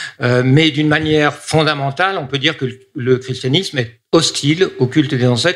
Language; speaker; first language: French; native; French